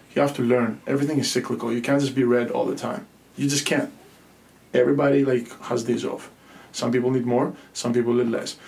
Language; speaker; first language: English; non-native, fluent; Greek